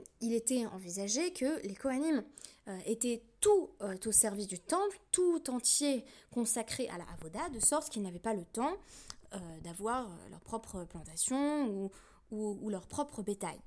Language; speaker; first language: French; native; French